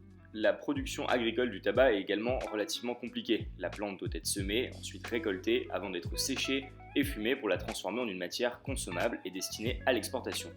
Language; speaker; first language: French; native; French